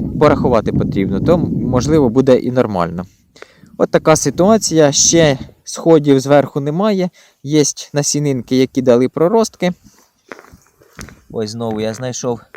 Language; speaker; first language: Ukrainian; native; Ukrainian